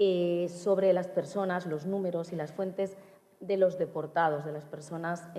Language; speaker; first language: Spanish; native; Spanish